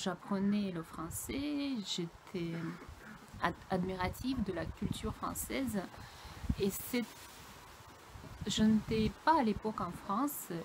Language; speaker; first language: French; non-native, fluent; Russian